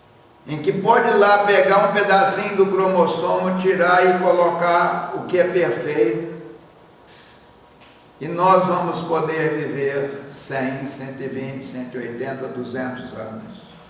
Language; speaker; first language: Portuguese; native; Portuguese